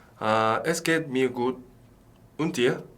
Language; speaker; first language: German; non-native, learner; Korean